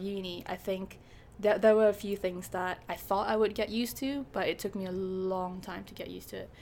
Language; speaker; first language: English; non-native, local second language; Malay